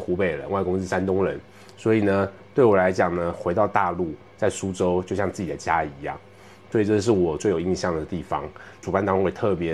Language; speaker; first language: Chinese; native; Chinese